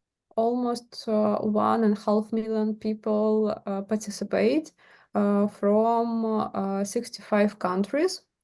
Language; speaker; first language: English; non-native, learner; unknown